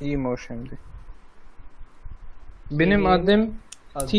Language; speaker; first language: Turkish; non-native, learner; Arabic